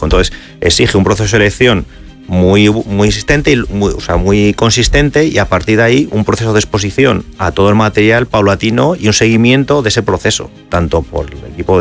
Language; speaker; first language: Spanish; native; Spanish